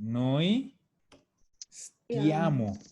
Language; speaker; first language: Italian; non-native, fluent; Spanish